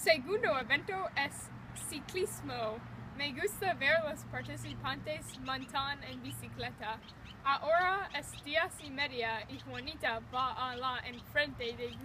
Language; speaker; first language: Spanish; non-native, learner; English